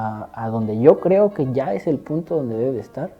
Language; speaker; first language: Spanish; native; Spanish